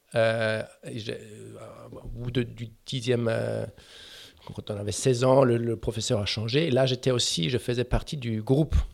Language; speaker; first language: French; non-native, fluent; German